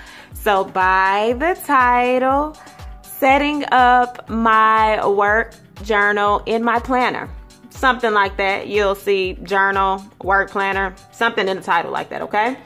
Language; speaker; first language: English; native; English